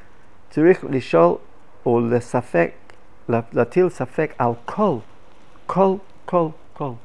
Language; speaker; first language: Hebrew; non-native, fluent; English